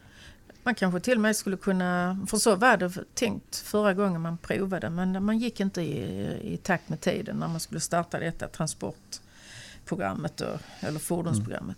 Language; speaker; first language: Swedish; native; Swedish